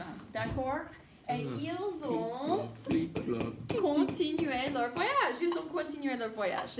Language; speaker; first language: French; non-native, fluent; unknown